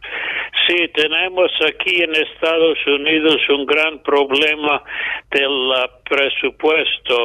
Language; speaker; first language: Spanish; non-native, fluent; English